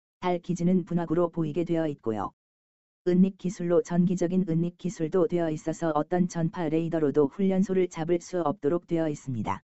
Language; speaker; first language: Korean; native; Korean